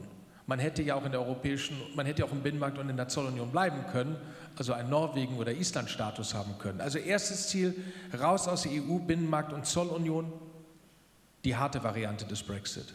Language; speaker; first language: German; native; German